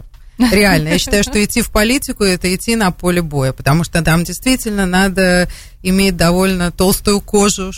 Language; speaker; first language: Russian; native; Russian